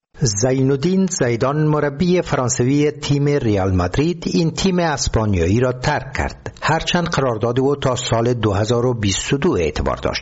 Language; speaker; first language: Persian; native; Persian